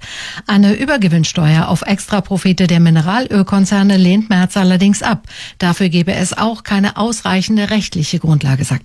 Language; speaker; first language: German; native; German